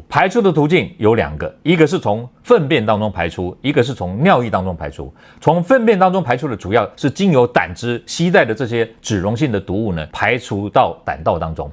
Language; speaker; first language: Chinese; native; Chinese